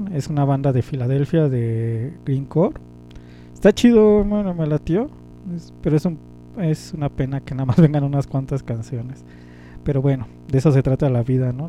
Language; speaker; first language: Spanish; native; Spanish